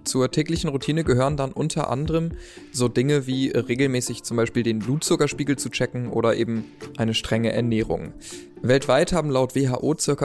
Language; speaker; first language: German; native; German